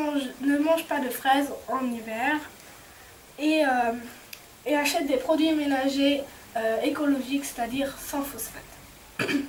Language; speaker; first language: French; native; French